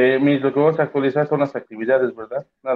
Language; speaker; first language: Spanish; native; Spanish